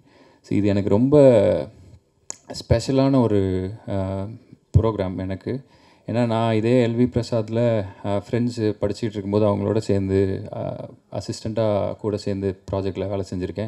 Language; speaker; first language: Tamil; native; Tamil